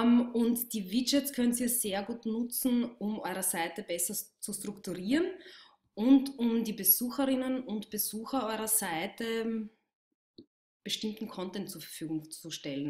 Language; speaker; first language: German; native; German